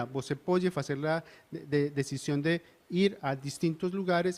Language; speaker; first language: Portuguese; non-native, learner; Spanish